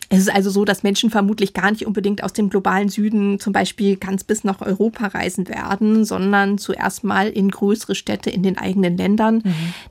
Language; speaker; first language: German; native; German